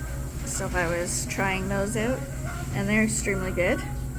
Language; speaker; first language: English; native; English